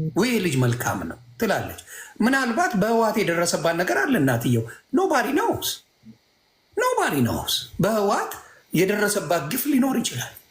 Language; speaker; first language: Amharic; non-native, local second language; Tigrinya